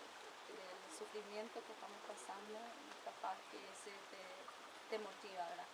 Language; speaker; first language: Spanish; non-native, local second language; Guarani